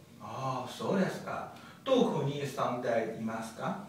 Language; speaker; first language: Japanese; non-native, learner; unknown